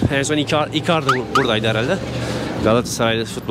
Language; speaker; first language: Turkish; native; Turkish